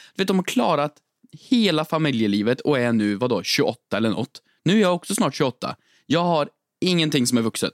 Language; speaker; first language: Swedish; native; Swedish